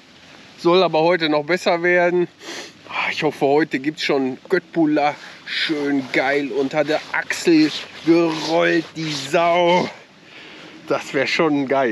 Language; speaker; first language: German; native; German